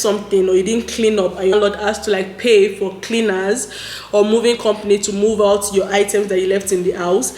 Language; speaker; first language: English; non-native, local second language; Yoruba